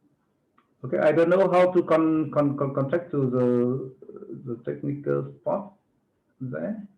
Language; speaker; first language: English; non-native, fluent; Vietnamese